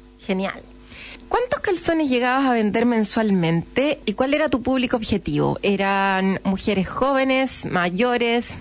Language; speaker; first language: Spanish; native; Spanish